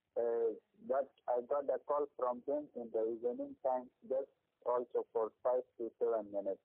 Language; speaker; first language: English; non-native, learner; Persian